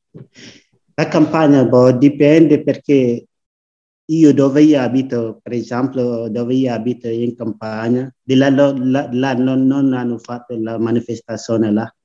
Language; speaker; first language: Italian; non-native, learner; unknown